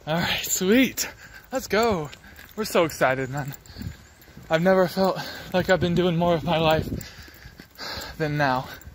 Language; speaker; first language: English; native; English